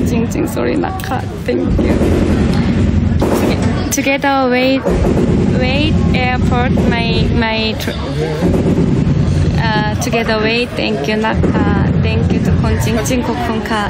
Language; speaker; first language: English; non-native, learner; Korean